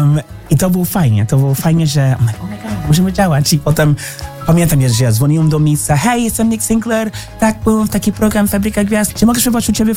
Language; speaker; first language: Polish; non-native, learner; English